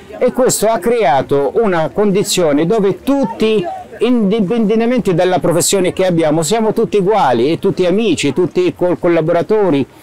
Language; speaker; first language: Italian; non-native, fluent; Arabic